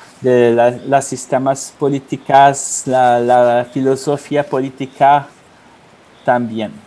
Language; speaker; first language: Spanish; non-native, learner; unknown